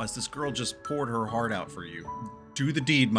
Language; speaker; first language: English; native; English